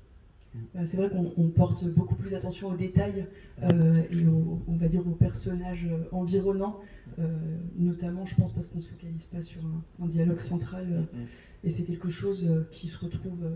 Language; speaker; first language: French; native; French